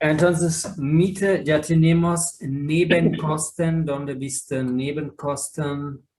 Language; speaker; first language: Spanish; non-native, fluent; German